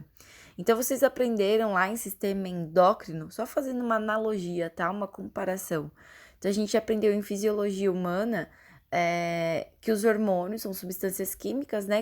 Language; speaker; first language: Portuguese; native; Portuguese